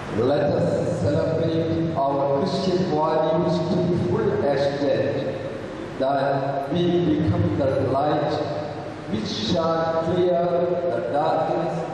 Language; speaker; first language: English; non-native, local second language; Malayalam